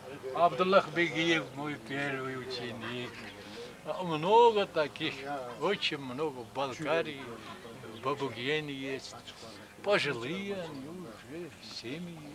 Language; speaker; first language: Russian; non-native, local second language; Karachay-Balkar